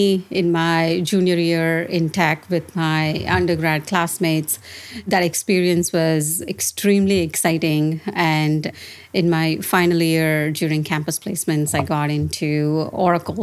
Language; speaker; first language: English; non-native, local second language; Telugu